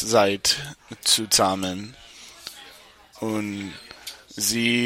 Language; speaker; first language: German; non-native, learner; English